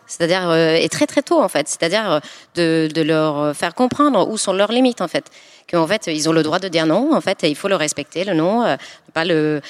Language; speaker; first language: French; non-native, fluent; Finnish